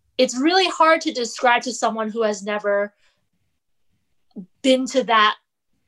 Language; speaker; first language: English; native; English